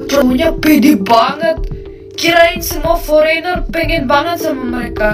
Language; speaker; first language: Indonesian; non-native, fluent; German